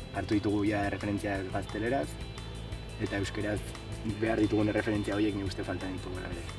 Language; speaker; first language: Basque; non-native, local second language; Spanish